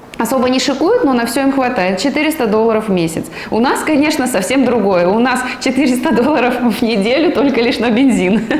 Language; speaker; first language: Russian; native; Russian